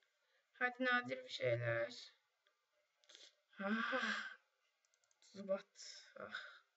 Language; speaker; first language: Turkish; native; Turkish